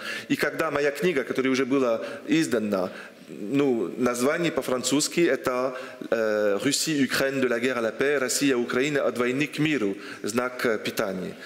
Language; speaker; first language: Russian; non-native, fluent; French